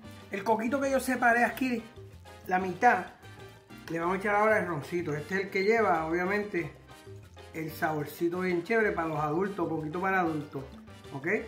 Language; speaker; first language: Spanish; early bilingual, heritage; Spanish